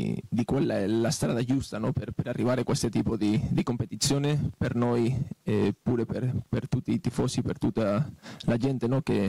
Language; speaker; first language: Italian; non-native, fluent; Spanish